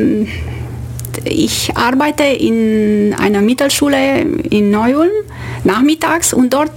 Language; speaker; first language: German; non-native, fluent; Romanian